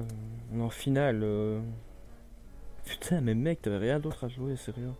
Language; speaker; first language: French; native; French